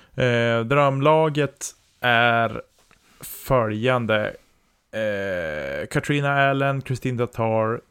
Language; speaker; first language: Swedish; native; Swedish